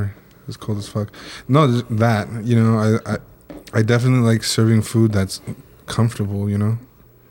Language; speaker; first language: English; native; English